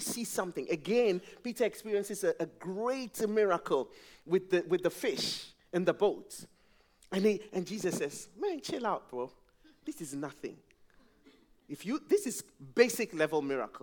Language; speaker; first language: English; non-native, local second language; Akan